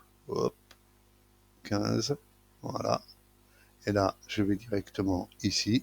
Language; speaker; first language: French; native; French